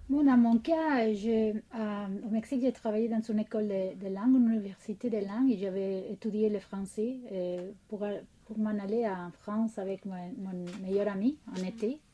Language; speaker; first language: French; non-native, fluent; Spanish